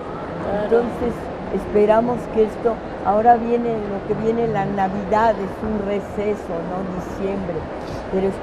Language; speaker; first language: Spanish; early bilingual, other home language; French